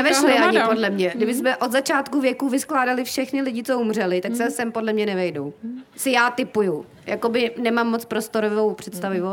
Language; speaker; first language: Czech; native; Czech